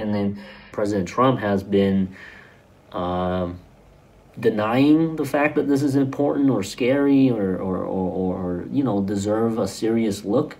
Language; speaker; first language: English; early bilingual, other home language; Vietnamese